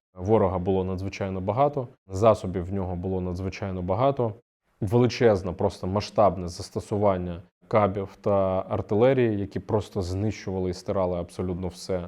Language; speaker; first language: Ukrainian; native; Ukrainian